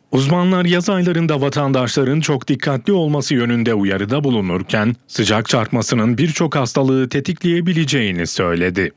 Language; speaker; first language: Turkish; native; Turkish